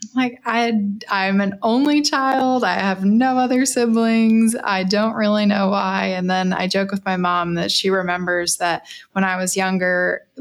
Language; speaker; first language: English; native; English